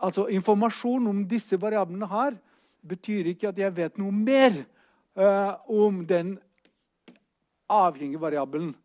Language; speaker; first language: Norwegian; non-native, fluent; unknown